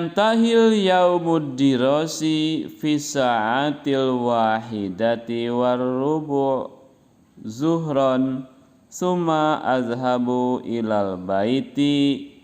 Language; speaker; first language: Arabic; non-native, fluent; Indonesian